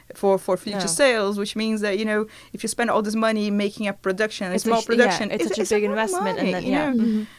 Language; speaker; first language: English; non-native, fluent; Portuguese